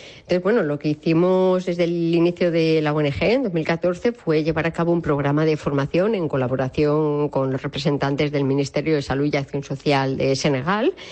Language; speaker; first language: Spanish; native; Spanish